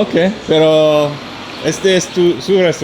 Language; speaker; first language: Spanish; non-native, learner; English